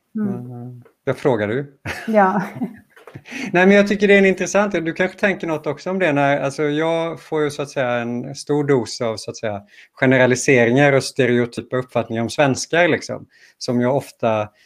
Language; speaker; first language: Swedish; native; Swedish